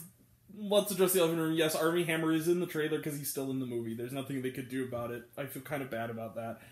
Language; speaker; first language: English; native; English